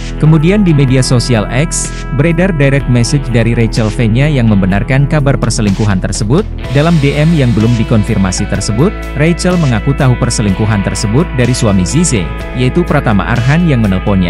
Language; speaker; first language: Indonesian; native; Indonesian